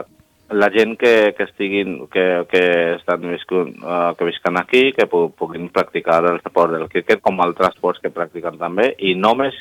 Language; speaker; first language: Catalan; non-native, learner; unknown